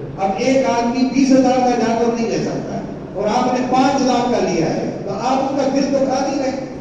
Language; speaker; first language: Urdu; non-native, local second language; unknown